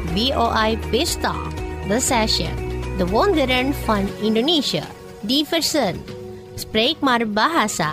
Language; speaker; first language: Dutch; non-native, fluent; Indonesian